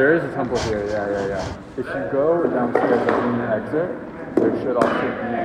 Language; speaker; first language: English; native; English